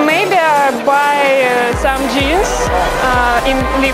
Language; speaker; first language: English; non-native, learner; Russian